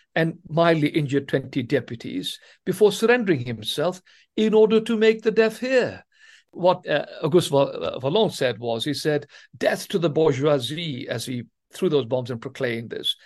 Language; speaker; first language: English; non-native, local second language; Swahili